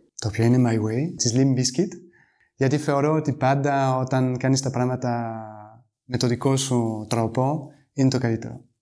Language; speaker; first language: Greek; non-native, fluent; French